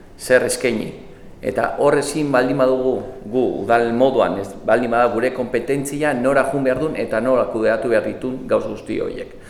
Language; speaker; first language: Basque; native; Basque